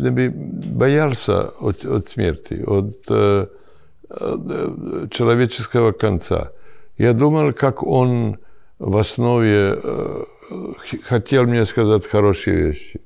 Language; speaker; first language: Russian; non-native, learner; Serbian